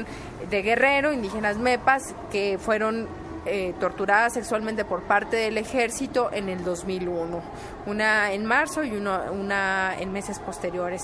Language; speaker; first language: Spanish; native; Spanish